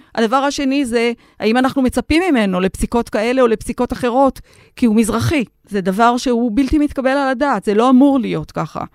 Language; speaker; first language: Hebrew; native; Hebrew